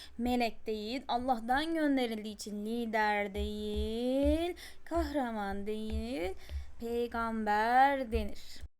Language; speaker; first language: Turkish; native; Turkish